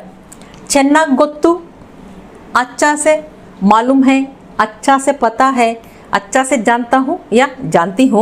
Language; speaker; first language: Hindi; non-native, local second language; Kannada